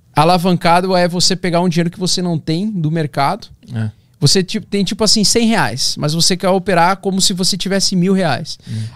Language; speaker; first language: Portuguese; native; Portuguese